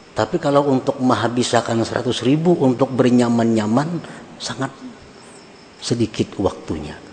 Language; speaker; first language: Indonesian; non-native, local second language; Banjar